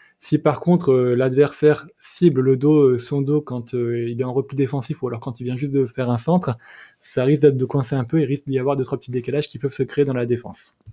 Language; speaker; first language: French; native; French